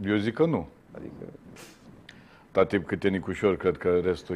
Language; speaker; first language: Romanian; native; Romanian